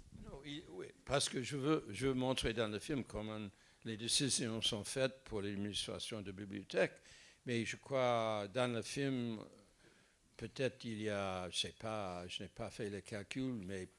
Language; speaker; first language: French; non-native, fluent; English